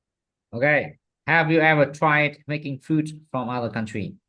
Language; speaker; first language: English; non-native, fluent; Vietnamese